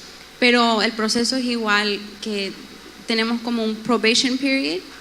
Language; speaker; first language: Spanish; early bilingual, heritage; Spanish